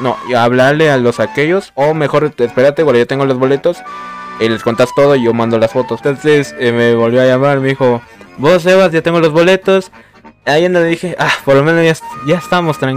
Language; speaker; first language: Spanish; native; Spanish